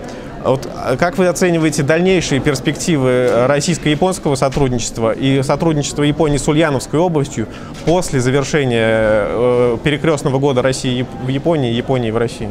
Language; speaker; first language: Russian; native; Russian